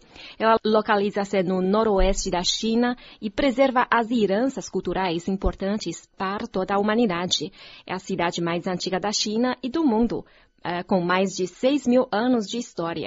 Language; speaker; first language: Portuguese; non-native, fluent; Chinese